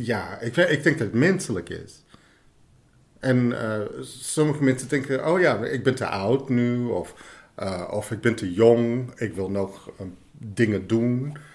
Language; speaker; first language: Dutch; non-native, fluent; English